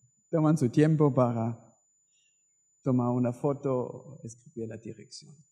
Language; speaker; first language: Spanish; non-native, fluent; German